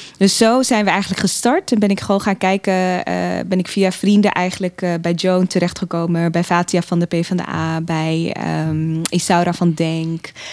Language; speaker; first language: Dutch; early bilingual, other home language; Tigrinya